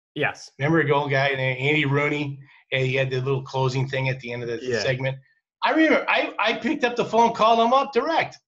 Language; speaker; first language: English; native; English